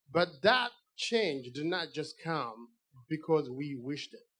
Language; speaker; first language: English; non-native, fluent; Amharic